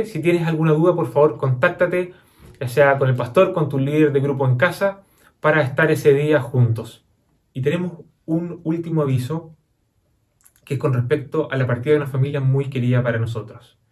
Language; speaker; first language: Spanish; native; Spanish